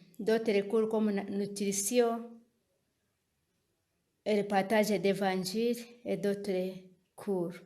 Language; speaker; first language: French; non-native, local second language; Kinyarwanda